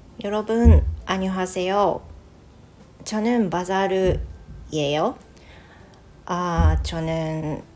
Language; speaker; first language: Korean; non-native, learner; Japanese